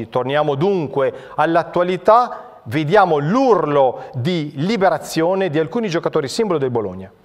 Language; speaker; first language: Italian; native; Italian